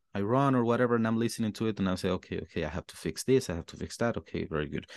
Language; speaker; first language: English; non-native, fluent; Spanish